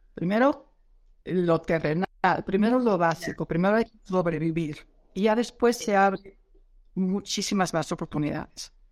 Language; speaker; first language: Spanish; non-native, fluent; Dutch